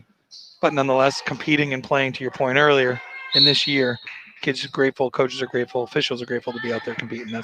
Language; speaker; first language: English; native; English